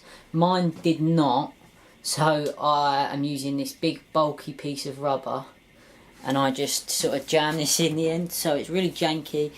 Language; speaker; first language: English; native; English